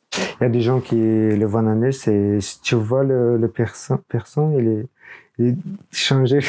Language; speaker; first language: French; non-native, learner; Urdu